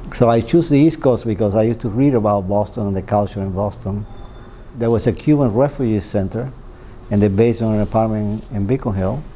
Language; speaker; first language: English; non-native, fluent; Spanish